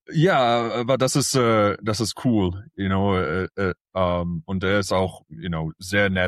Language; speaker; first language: German; early bilingual, heritage; English